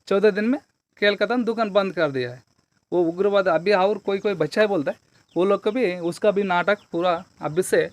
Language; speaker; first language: Hindi; non-native, local second language; Telugu